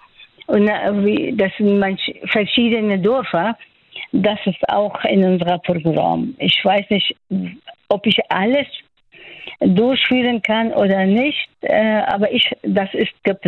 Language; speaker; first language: German; non-native, fluent; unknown